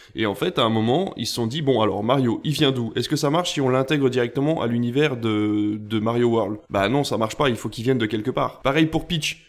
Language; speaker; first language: French; native; French